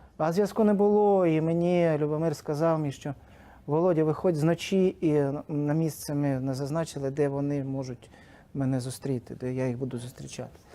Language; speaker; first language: Ukrainian; non-native, local second language; Russian